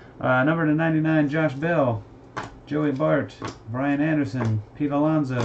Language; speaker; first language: English; native; English